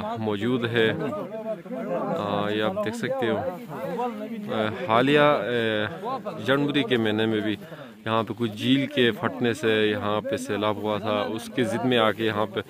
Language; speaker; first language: Urdu; non-native, local second language; Shina